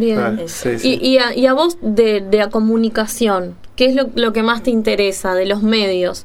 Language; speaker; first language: Spanish; native; Spanish